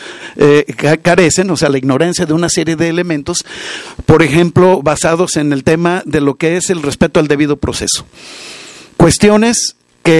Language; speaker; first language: Spanish; native; Spanish